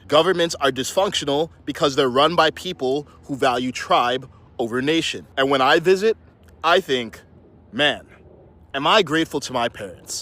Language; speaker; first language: English; early bilingual, other home language; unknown